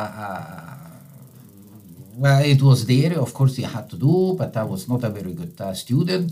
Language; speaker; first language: English; non-native, fluent; Italian